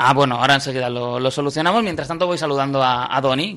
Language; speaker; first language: Spanish; native; Spanish